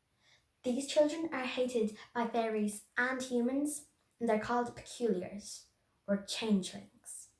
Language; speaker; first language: English; native; English